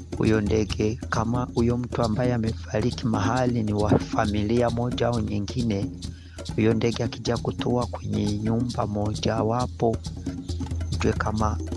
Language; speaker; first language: Swahili; non-native, local second language; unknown